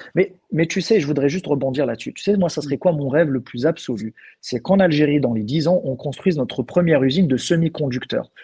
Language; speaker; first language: French; non-native, local second language; Arabic